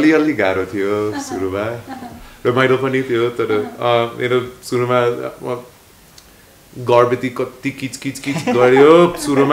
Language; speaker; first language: Nepali; non-native, learner; English